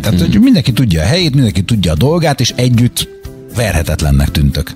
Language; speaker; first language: Hungarian; native; Hungarian